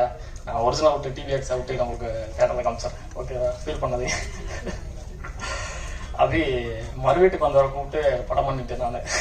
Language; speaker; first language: Tamil; native; Tamil